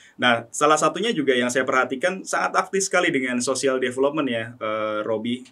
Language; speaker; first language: Indonesian; native; Indonesian